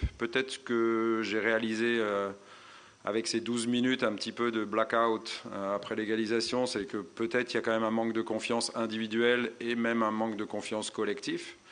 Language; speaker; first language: French; native; French